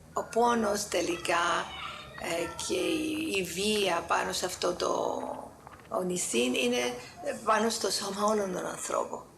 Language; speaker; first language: Greek; native; Greek